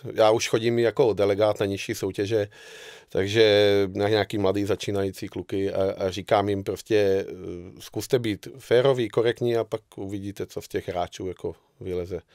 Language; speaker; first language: Czech; non-native, fluent; Hungarian